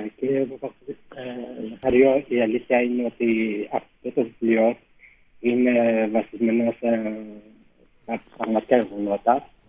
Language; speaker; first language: Greek; non-native, fluent; Persian